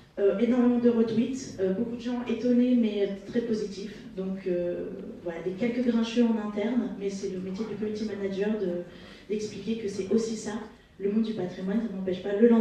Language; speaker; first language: French; native; French